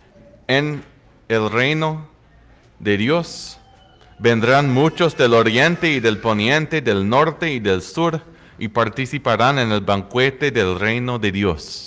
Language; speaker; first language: Spanish; non-native, fluent; English